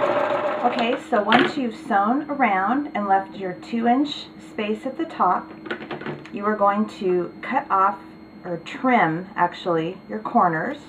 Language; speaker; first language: English; native; English